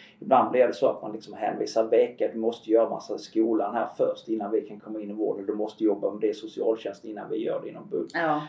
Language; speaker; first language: Swedish; native; Swedish